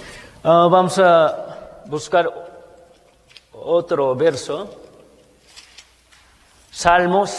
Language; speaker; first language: Spanish; non-native, fluent; Korean